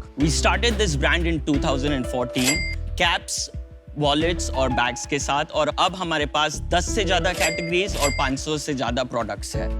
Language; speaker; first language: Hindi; early bilingual, heritage; Hindi